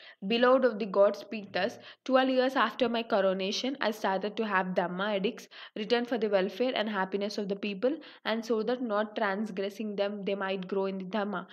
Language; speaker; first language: English; non-native, local second language; Telugu